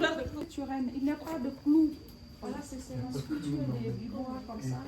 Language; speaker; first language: French; non-native, fluent; Vietnamese